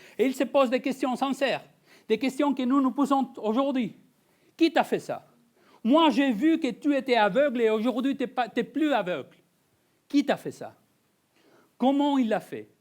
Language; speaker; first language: French; non-native, fluent; Spanish